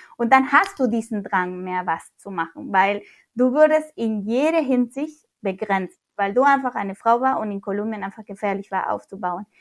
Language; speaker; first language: German; non-native, fluent; Spanish